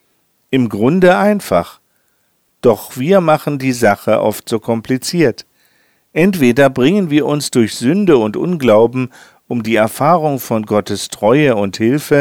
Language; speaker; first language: German; native; German